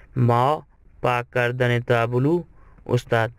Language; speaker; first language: Persian; non-native, fluent; Urdu